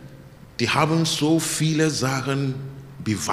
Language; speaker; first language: German; non-native, learner; English